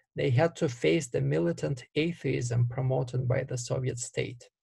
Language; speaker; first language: English; non-native, fluent; Russian